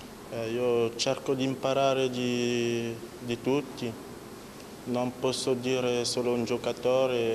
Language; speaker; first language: Italian; non-native, fluent; French